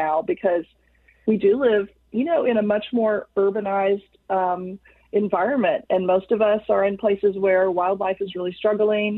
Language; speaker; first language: English; native; English